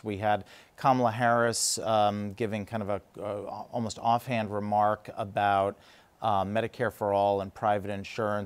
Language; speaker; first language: English; native; English